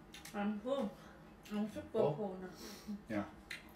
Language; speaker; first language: English; non-native, learner; Vietnamese